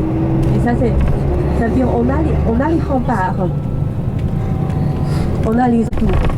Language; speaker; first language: French; non-native, learner; Chinese